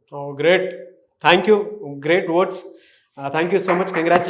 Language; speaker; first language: Telugu; native; Telugu